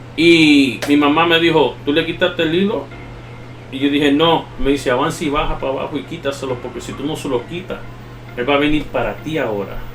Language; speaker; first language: Spanish; early bilingual, heritage; Spanish